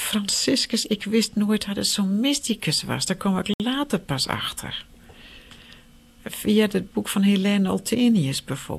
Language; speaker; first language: Dutch; native; Dutch